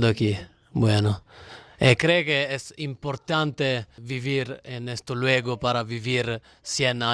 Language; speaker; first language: Spanish; non-native, learner; Italian